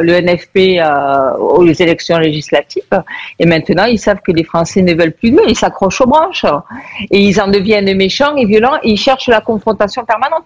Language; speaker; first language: French; native; French